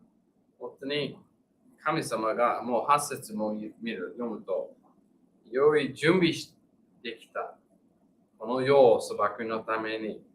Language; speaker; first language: Japanese; non-native, fluent; English